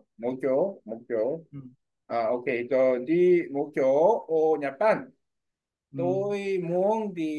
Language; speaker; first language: Vietnamese; non-native, learner; Korean